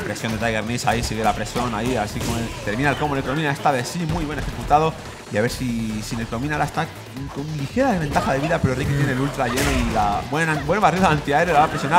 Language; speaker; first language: Spanish; native; Spanish